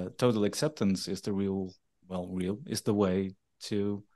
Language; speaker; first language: English; non-native, fluent; Dutch